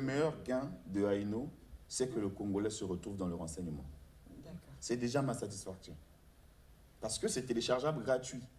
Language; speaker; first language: French; non-native, local second language; Lingala